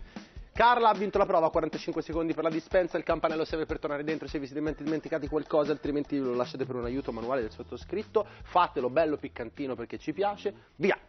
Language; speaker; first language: Italian; native; Italian